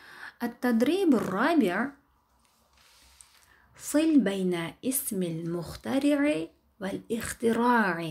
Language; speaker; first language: Arabic; non-native, fluent; Kyrgyz